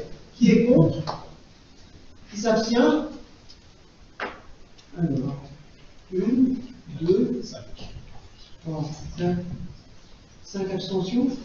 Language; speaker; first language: French; native; French